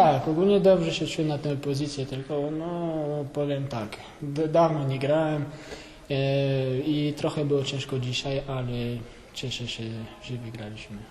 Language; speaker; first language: Polish; early bilingual, heritage; French